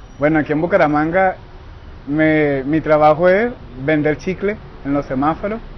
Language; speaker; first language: Spanish; native; Spanish